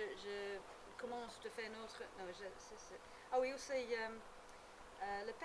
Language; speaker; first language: French; non-native, learner; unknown